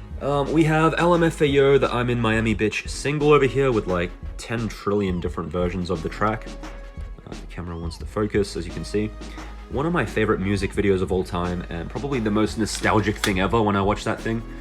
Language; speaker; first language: English; native; English